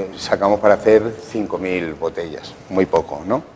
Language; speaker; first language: Spanish; native; Spanish